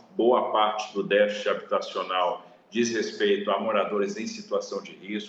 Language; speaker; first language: Portuguese; native; Portuguese